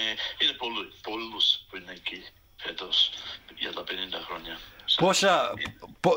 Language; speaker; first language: Greek; early bilingual, heritage; Greek